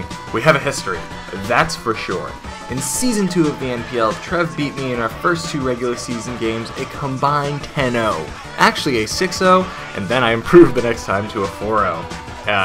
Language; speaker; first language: English; native; English